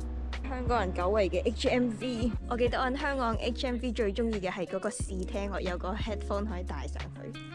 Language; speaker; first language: Cantonese; native; Cantonese